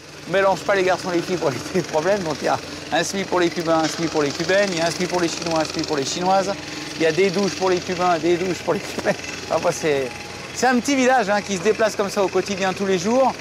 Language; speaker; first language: French; native; French